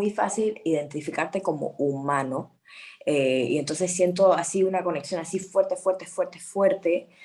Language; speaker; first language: Spanish; early bilingual, heritage; Spanish